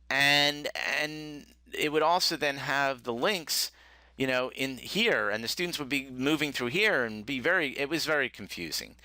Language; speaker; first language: English; native; English